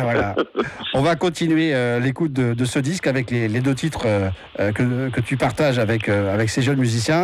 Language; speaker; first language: French; native; French